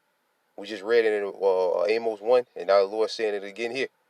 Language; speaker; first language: English; native; English